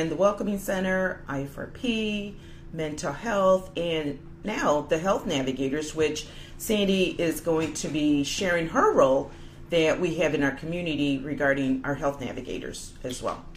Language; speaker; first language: English; early bilingual, other home language; Spanish